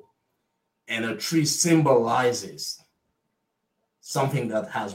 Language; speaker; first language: English; non-native, local second language; Igbo